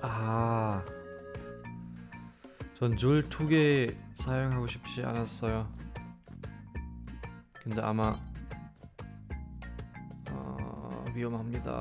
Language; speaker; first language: Korean; non-native, fluent; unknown